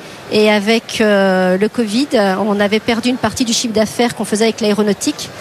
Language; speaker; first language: French; native; French